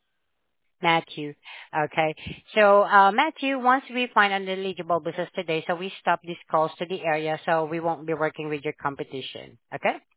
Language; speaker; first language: English; non-native, fluent; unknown